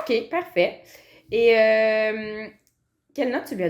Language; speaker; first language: French; native; French